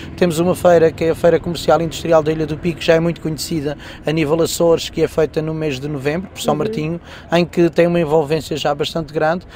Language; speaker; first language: Portuguese; native; Portuguese